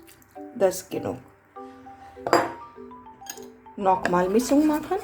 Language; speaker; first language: German; non-native, learner; Hindi